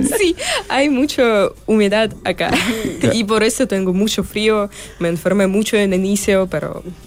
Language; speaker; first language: Spanish; early bilingual, other home language; Russian